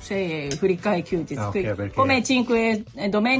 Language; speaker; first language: Italian; non-native, learner; Japanese